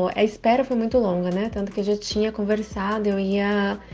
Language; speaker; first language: Portuguese; early bilingual, other home language; Japanese